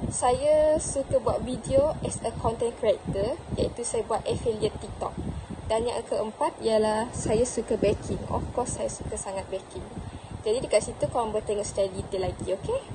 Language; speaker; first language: Malay; native; Malay